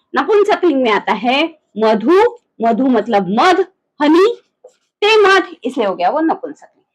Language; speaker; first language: Hindi; non-native, local second language; Marathi